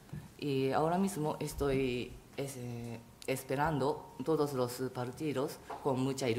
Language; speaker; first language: Spanish; non-native, fluent; Japanese